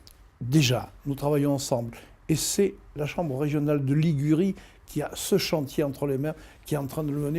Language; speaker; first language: French; native; French